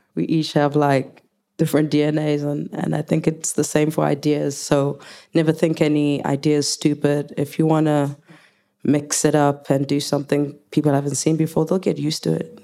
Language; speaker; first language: English; non-native, local second language; Zulu